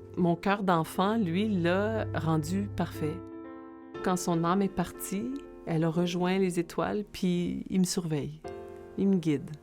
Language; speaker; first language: French; native; French